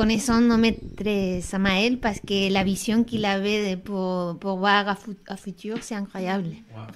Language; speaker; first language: French; non-native, fluent; Spanish